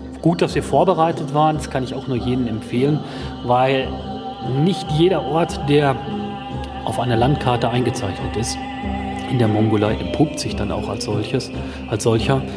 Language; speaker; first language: German; native; German